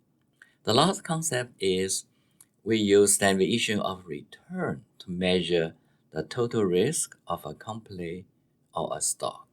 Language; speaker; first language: English; non-native, fluent; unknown